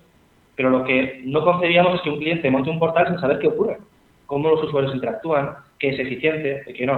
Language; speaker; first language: Spanish; native; Spanish